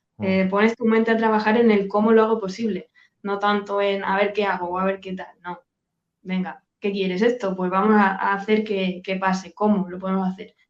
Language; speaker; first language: Spanish; native; Spanish